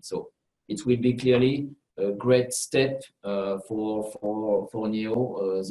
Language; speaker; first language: English; non-native, fluent; French